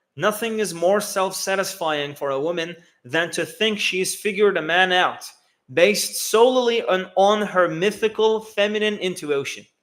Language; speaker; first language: English; non-native, fluent; Turkish